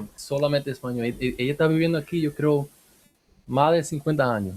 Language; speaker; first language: Spanish; early bilingual, heritage; Spanish